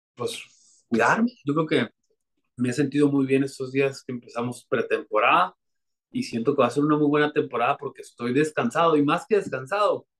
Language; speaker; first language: Spanish; native; Spanish